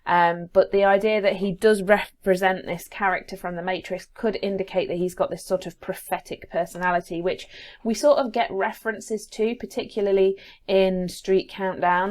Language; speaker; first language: English; native; English